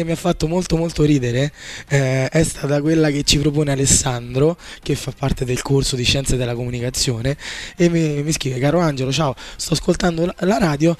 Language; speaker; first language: Italian; native; Italian